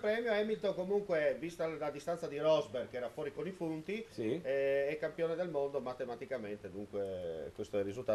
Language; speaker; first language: Italian; native; Italian